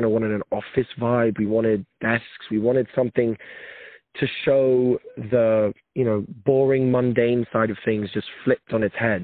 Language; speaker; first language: English; native; English